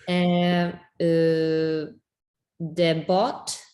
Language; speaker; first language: French; non-native, learner; English